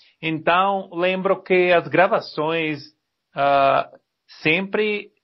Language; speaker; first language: Portuguese; non-native, learner; Spanish